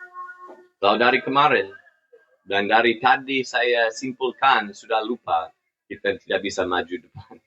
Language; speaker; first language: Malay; non-native, fluent; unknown